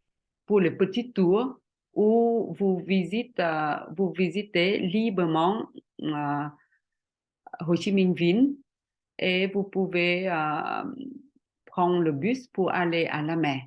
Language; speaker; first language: French; non-native, fluent; Vietnamese